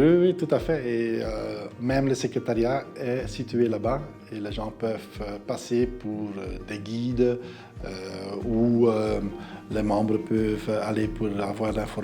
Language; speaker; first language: French; non-native, local second language; Dutch